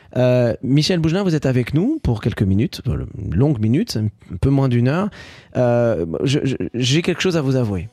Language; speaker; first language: French; early bilingual, other home language; Arabic